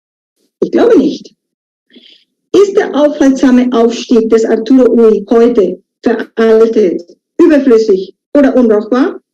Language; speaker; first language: German; non-native, fluent; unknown